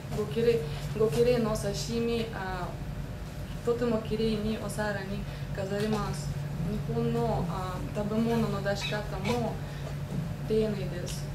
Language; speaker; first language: Japanese; non-native, learner; Lithuanian